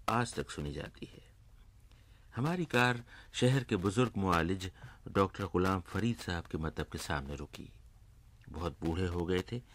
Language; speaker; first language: Urdu; native; Urdu